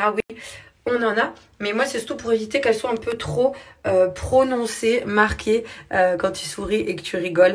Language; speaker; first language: French; native; French